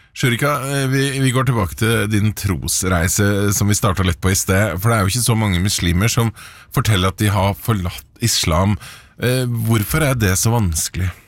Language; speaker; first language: Norwegian; native; Norwegian